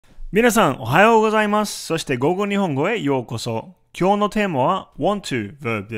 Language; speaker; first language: Japanese; non-native, fluent; English